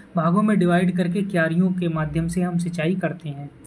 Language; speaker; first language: Hindi; native; Hindi